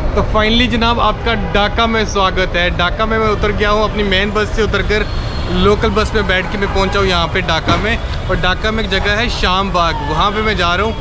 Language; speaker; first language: Hindi; native; Hindi